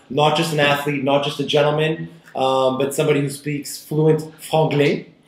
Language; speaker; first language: English; native; English